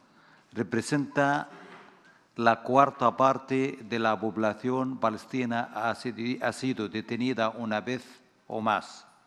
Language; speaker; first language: Spanish; non-native, fluent; Arabic